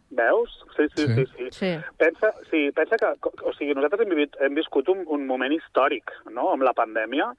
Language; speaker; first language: Catalan; native; Catalan